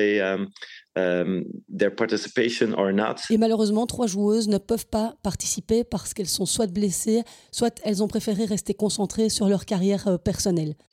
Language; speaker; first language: French; native; French